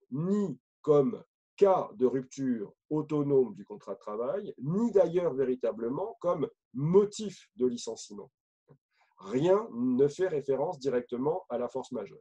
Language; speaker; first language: French; native; French